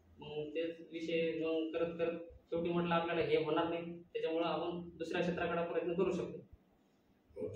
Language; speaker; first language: Marathi; non-native, local second language; Lambadi